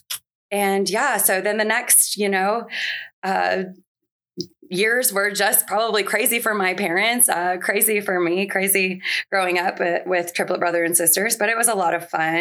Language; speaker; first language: English; native; English